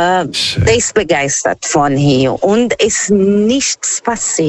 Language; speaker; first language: German; non-native, fluent; Portuguese